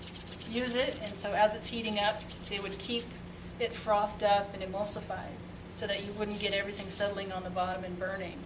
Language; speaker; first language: English; native; English